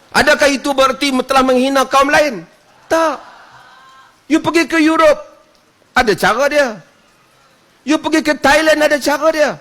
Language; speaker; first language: Malay; native; Malay